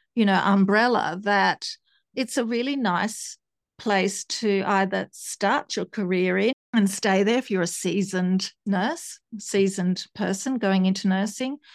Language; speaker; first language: English; native; English